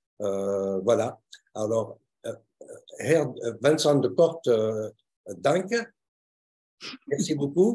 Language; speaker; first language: French; native; French